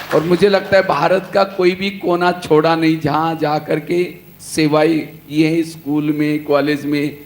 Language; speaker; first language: Hindi; non-native, local second language; Marathi